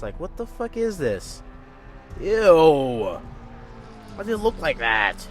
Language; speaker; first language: English; native; English